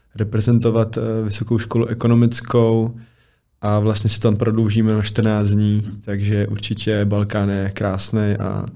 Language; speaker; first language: Czech; early bilingual, other home language; Bosnian